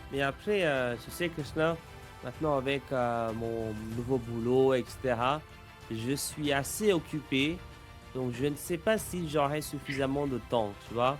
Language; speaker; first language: French; non-native, fluent; English